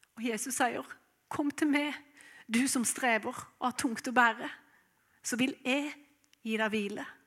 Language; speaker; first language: Norwegian; native; Norwegian